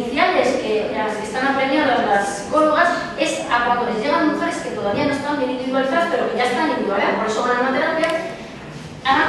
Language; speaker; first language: Spanish; native; Spanish